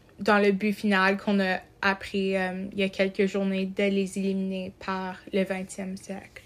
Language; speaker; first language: French; non-native, local second language; English